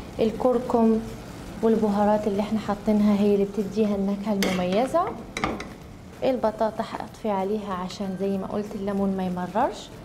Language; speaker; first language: Arabic; native; Arabic